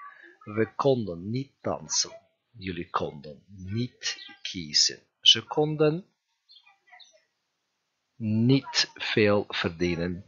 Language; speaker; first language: Dutch; non-native, fluent; Turkish